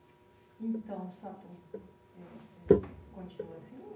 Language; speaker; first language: Portuguese; early bilingual, other home language; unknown